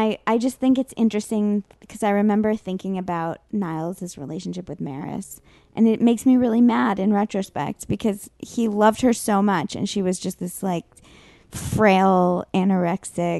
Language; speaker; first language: English; native; English